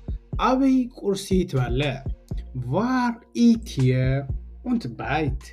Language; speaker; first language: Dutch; non-native, fluent; Tigrinya